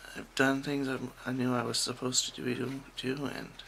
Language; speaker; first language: English; native; English